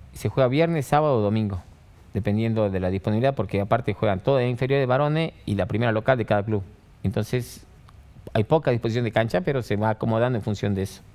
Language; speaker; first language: Spanish; native; Spanish